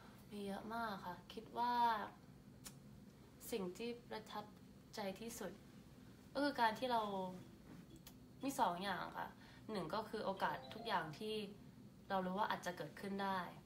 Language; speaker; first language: Thai; early bilingual, heritage; Thai